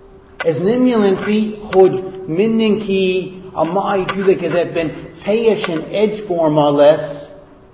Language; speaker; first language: Hungarian; non-native, fluent; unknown